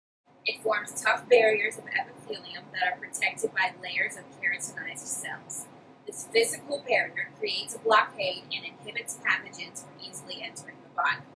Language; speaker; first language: English; native; English